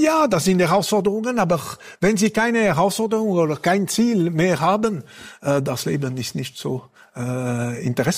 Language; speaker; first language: German; non-native, local second language; French